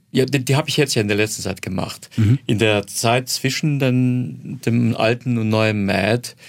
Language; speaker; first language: German; non-native, fluent; Croatian